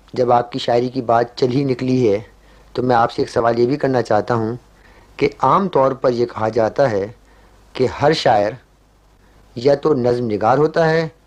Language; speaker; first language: Urdu; native; Urdu